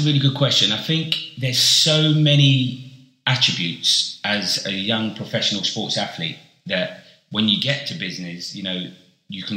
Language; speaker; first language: English; native; English